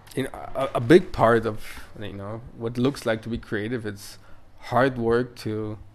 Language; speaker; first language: English; non-native, fluent; Italian